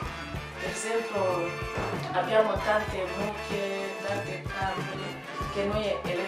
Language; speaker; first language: Italian; non-native, learner; French